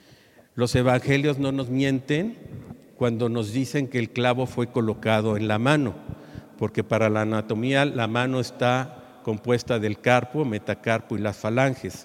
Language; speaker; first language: Spanish; native; Spanish